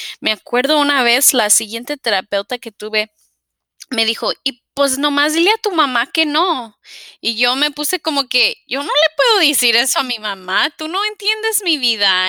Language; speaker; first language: Spanish; early bilingual, heritage; Spanish